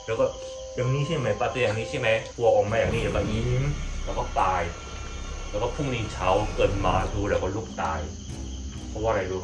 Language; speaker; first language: Thai; non-native, fluent; Korean